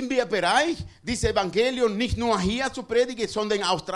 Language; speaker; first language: German; non-native, learner; Spanish